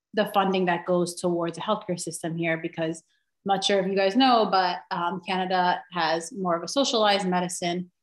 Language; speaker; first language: English; native; English